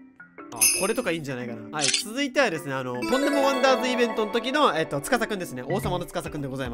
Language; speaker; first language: Japanese; native; Japanese